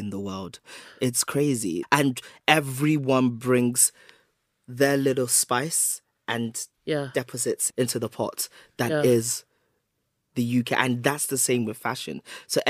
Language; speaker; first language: English; native; English